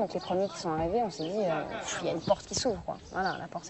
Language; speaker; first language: French; native; French